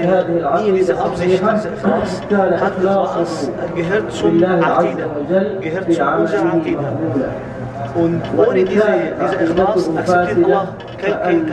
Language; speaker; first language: German; non-native, learner; Arabic